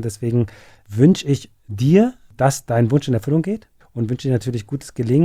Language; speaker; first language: German; native; German